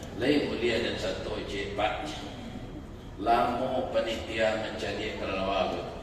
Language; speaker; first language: Malay; non-native, local second language; Minangkabau